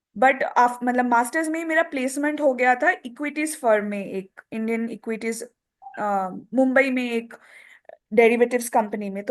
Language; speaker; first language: Hindi; non-native, local second language; Assamese